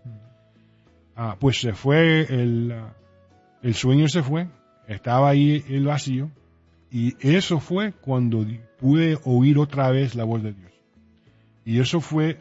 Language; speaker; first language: Spanish; early bilingual, heritage; Spanish